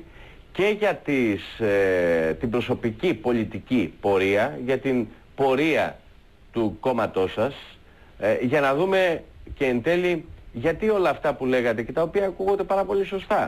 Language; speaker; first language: Greek; native; Greek